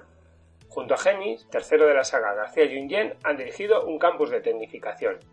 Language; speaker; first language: Spanish; native; Spanish